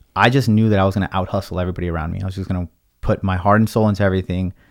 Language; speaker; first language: English; early bilingual, other home language; Spanish